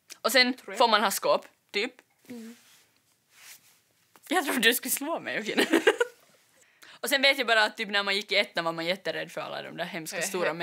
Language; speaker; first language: Swedish; native; Swedish